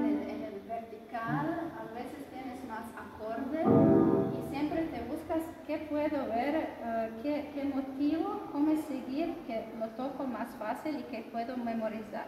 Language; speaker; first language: Spanish; non-native, fluent; Croatian